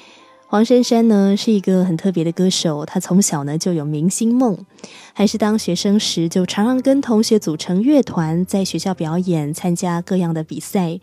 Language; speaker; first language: Chinese; native; Chinese